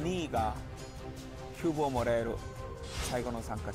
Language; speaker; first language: Japanese; non-native, learner; Korean